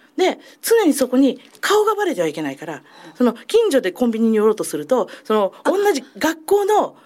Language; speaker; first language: Japanese; native; Japanese